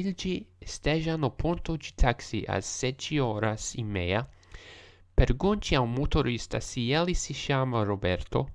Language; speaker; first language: Portuguese; non-native, learner; English